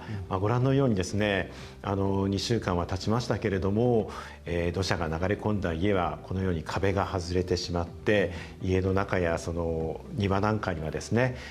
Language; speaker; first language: Japanese; native; Japanese